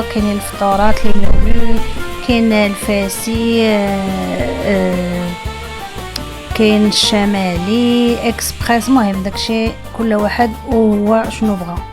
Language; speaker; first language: Arabic; native; Arabic